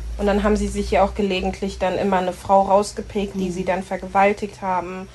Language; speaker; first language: German; native; German